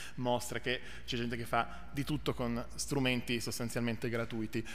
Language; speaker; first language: Italian; native; Italian